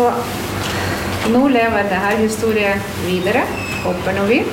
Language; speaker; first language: Norwegian; non-native, fluent; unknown